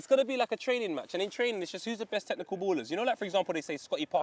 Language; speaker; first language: English; native; English